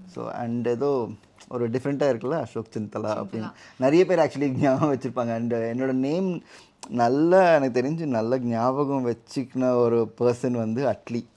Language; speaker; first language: Tamil; non-native, local second language; Telugu